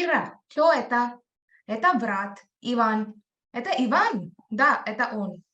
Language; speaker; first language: Russian; non-native, learner; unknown